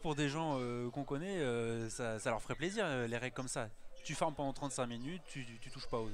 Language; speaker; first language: French; native; French